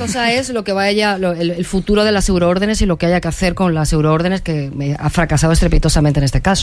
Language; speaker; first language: Spanish; native; Spanish